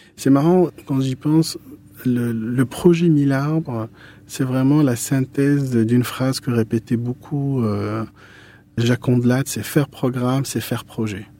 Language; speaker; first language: French; non-native, local second language; Arabic